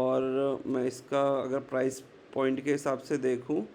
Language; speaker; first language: Hindi; native; Hindi